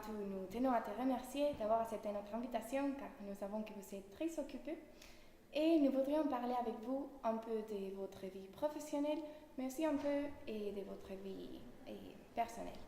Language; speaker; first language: French; non-native, learner; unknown